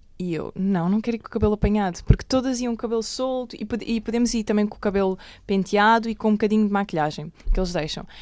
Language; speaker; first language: Portuguese; native; Portuguese